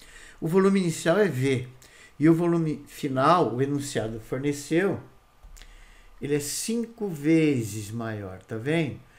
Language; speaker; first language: Portuguese; native; Portuguese